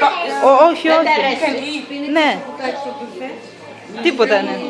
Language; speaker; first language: Greek; non-native, learner; Thai